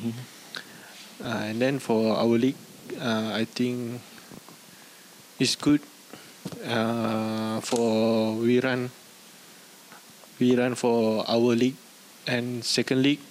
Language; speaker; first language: English; non-native, learner; Malay